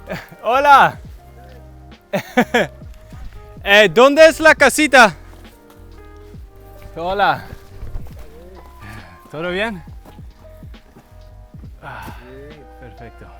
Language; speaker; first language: Spanish; non-native, learner; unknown